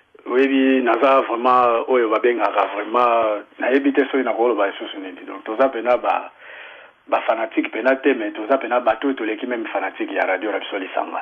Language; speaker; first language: Lingala; native; Lingala